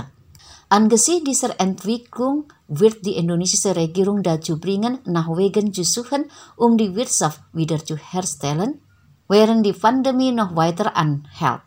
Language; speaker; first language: German; non-native, fluent; Indonesian